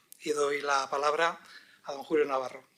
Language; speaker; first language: Spanish; native; Spanish